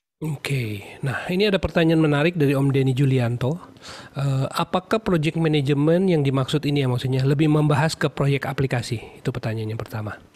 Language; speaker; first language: Indonesian; native; Indonesian